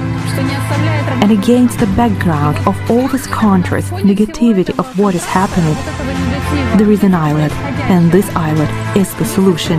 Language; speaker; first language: English; non-native, fluent; Vietnamese